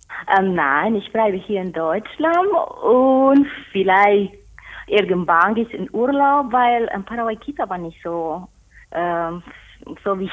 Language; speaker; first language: German; non-native, learner; Spanish